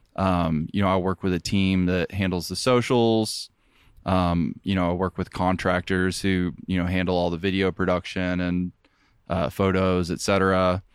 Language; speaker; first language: English; native; English